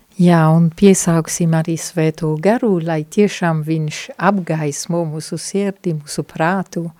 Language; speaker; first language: Latvian; non-native, fluent; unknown